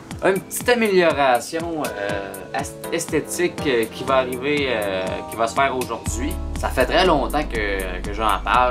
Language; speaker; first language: French; native; French